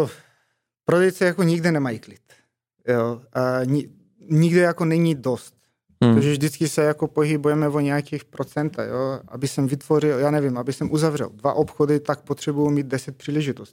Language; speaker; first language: Czech; non-native, fluent; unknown